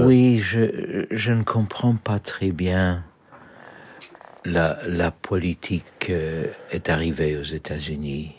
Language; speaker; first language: French; non-native, learner; Polish